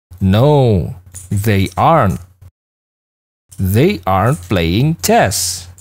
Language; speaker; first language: English; non-native, fluent; Indonesian